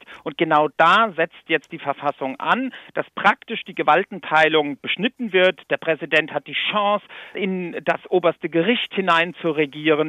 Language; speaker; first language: German; native; German